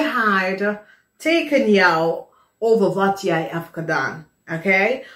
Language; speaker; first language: Dutch; non-native, fluent; English